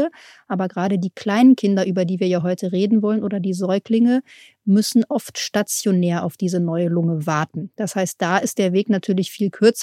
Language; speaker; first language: German; native; German